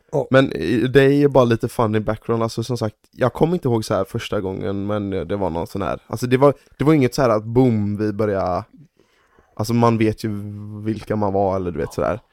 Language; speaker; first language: Swedish; native; Swedish